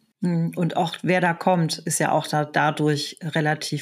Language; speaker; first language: German; native; German